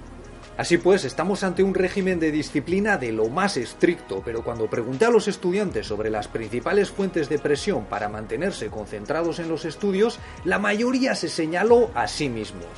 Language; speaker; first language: Spanish; native; Spanish